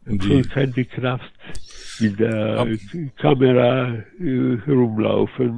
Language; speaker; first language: German; early bilingual, heritage; Polish